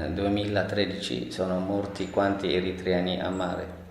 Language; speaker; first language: Italian; non-native, learner; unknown